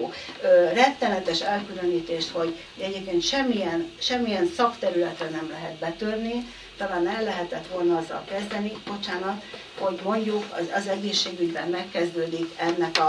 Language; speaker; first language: Hungarian; native; Hungarian